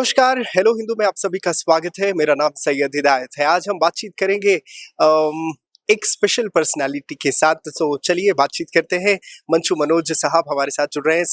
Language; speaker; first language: Hindi; non-native, local second language; Kannada